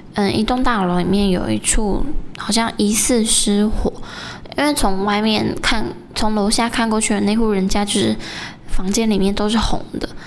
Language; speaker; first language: Chinese; native; Chinese